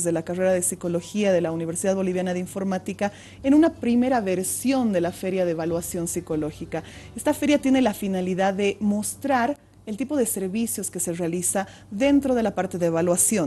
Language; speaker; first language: Spanish; native; Spanish